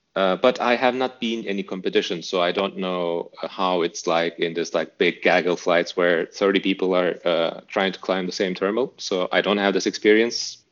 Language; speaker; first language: English; non-native, fluent; Turkish